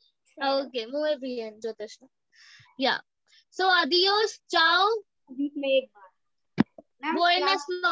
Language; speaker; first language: Spanish; non-native, fluent; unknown